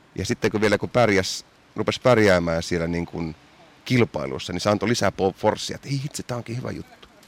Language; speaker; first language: Finnish; early bilingual, heritage; Finnish